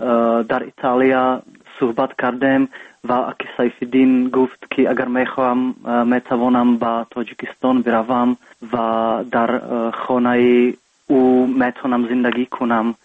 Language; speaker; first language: Persian; non-native, learner; Czech